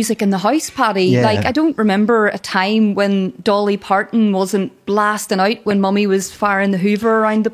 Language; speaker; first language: English; native; English